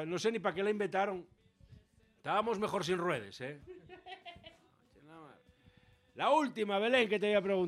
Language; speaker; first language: Spanish; native; Spanish